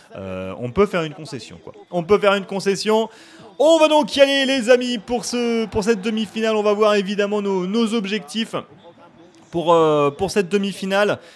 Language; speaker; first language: French; native; French